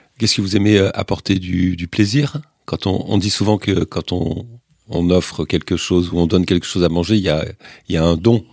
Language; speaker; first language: French; native; French